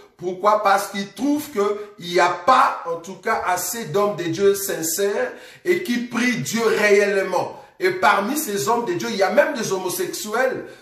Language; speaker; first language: French; non-native, local second language; Lingala